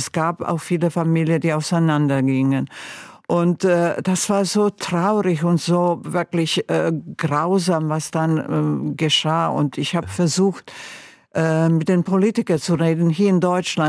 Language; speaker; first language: German; non-native, fluent; Croatian